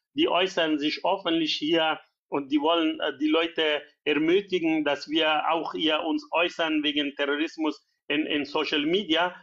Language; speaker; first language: German; non-native, learner; Persian